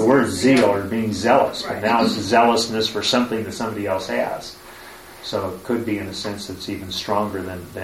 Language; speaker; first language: English; native; English